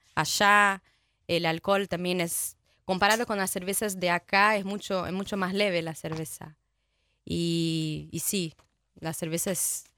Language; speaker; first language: Spanish; non-native, fluent; Portuguese